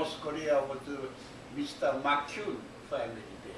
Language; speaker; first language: English; non-native, learner; Korean